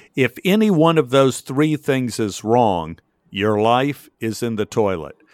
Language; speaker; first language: English; native; English